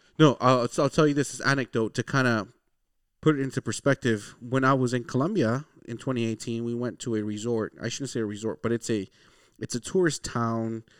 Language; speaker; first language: English; early bilingual, other home language; Spanish